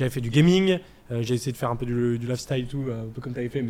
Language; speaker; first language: French; native; French